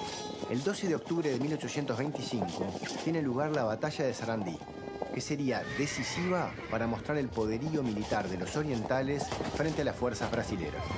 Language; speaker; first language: Spanish; native; Spanish